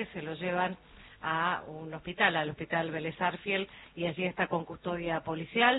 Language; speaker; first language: Spanish; native; Spanish